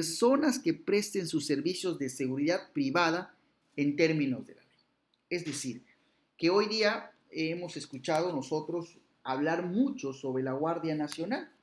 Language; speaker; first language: Spanish; native; Spanish